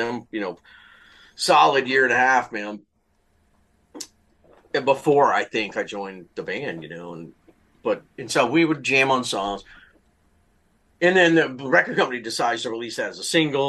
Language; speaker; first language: English; native; English